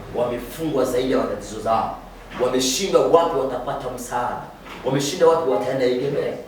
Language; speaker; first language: Swahili; native; Swahili